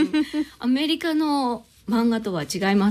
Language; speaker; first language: Japanese; native; Japanese